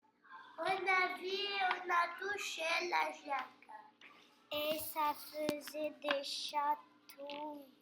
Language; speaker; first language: French; non-native, learner; Portuguese